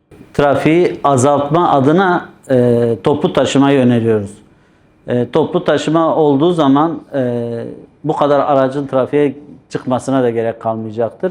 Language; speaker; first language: Turkish; native; Turkish